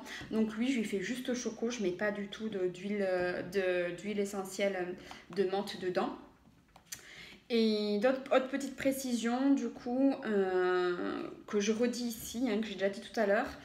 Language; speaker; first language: French; native; French